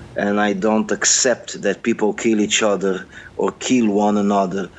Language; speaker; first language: English; non-native, fluent; Portuguese